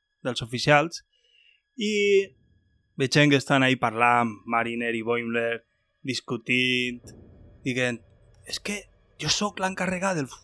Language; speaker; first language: Catalan; native; Catalan